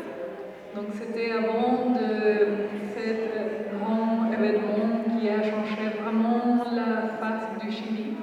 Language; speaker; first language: French; non-native, fluent; Spanish